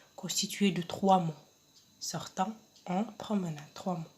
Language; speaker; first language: French; non-native, local second language; Arabic